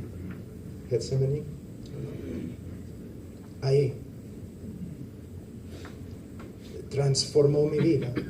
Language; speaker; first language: Spanish; non-native, fluent; English